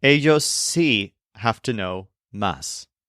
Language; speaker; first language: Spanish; non-native, fluent; English